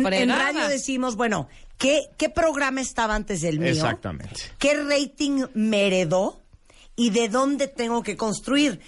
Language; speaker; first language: Spanish; native; Spanish